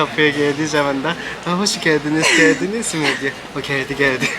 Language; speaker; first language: Turkish; non-native, learner; Korean